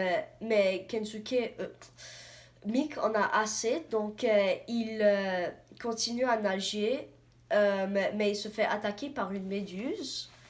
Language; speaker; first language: French; non-native, learner; English